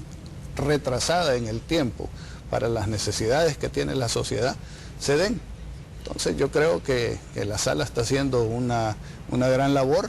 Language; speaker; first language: Spanish; native; Spanish